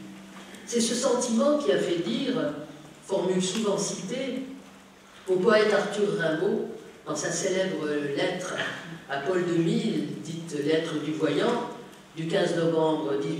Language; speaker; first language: French; native; French